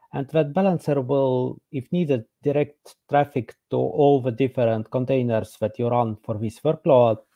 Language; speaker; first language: English; non-native, fluent; Estonian